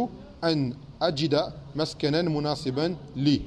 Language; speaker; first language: Arabic; non-native, fluent; French